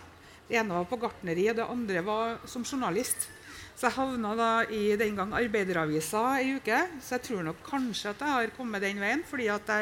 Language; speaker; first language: Norwegian; native; Norwegian